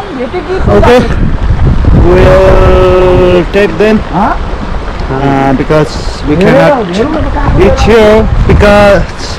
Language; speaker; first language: English; non-native, learner; Nepali